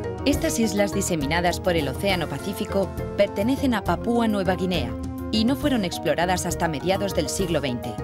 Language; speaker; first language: Spanish; native; Spanish